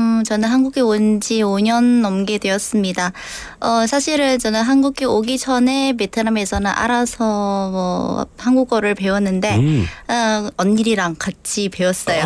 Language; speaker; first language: Korean; non-native, learner; Vietnamese